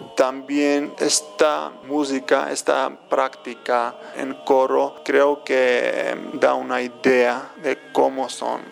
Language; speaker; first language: Spanish; non-native, fluent; Georgian